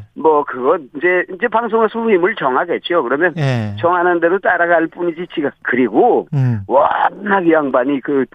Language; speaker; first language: Korean; native; Korean